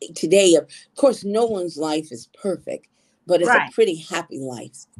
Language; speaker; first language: English; native; English